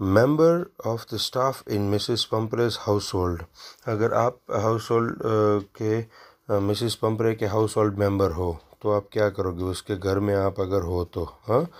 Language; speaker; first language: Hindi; non-native, local second language; Gujarati